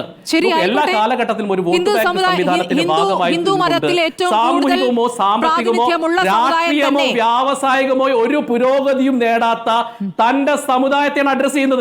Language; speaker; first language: Malayalam; native; Malayalam